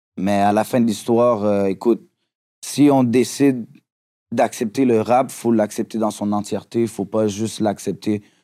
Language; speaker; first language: French; native; French